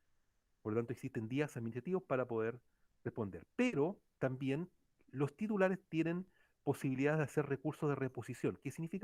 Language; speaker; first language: Spanish; native; Spanish